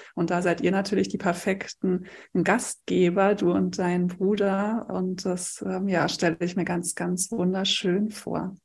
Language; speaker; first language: German; native; German